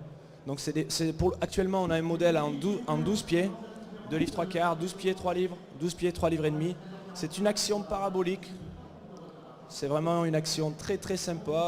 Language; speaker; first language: French; native; French